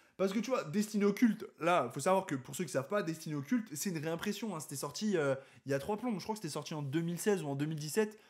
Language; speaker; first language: French; native; French